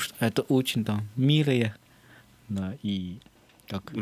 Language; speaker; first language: Russian; non-native, learner; Chinese